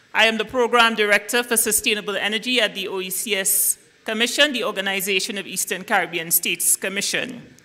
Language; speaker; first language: English; native; English